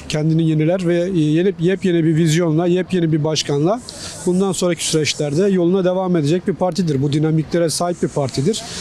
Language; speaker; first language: Turkish; native; Turkish